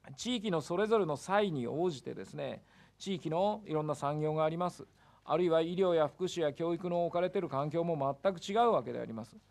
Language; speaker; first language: Japanese; native; Japanese